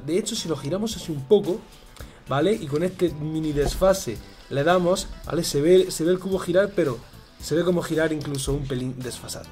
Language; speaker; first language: Spanish; native; Spanish